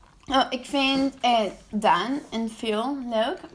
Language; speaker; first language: Dutch; non-native, learner; Spanish